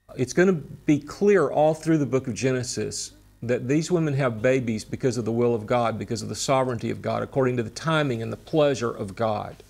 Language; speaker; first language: English; native; English